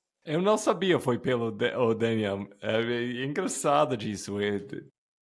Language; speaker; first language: Portuguese; non-native, fluent; English